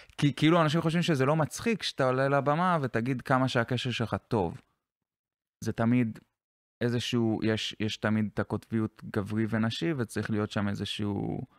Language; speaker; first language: Hebrew; native; Hebrew